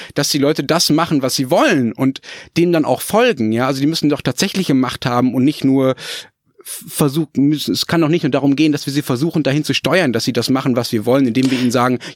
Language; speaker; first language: German; native; German